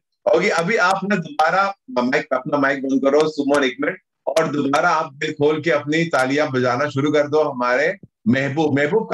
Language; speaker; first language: Hindi; native; Hindi